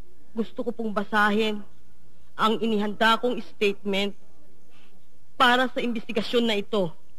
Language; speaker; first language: Filipino; native; Filipino